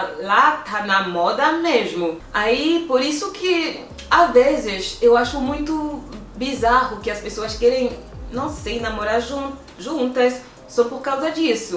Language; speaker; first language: Portuguese; non-native, fluent; French